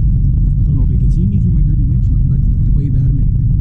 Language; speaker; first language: English; native; English